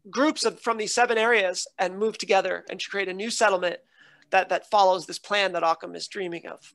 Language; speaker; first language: English; native; English